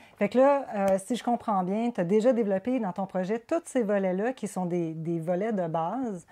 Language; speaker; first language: French; native; French